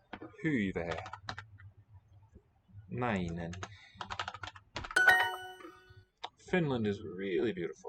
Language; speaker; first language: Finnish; non-native, learner; English